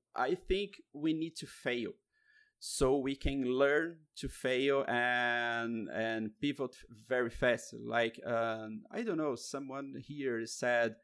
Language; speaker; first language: English; non-native, fluent; Portuguese